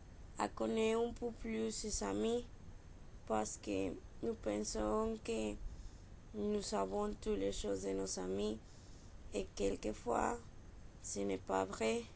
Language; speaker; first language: French; non-native, learner; Spanish